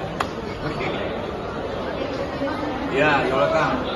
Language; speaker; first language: English; non-native, learner; Indonesian